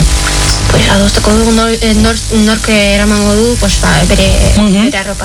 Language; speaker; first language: Basque; non-native, local second language; Spanish